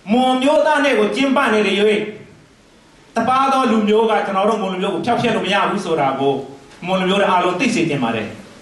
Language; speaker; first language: Burmese; non-native, local second language; Mon